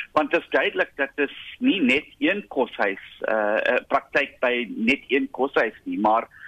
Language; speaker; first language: Afrikaans; non-native, local second language; English